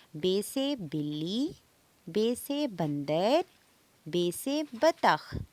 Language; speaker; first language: Urdu; native; Urdu